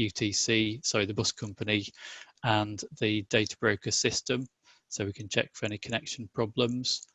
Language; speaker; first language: English; native; English